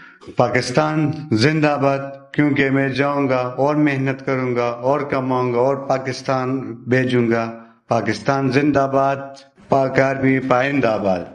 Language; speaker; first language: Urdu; non-native, local second language; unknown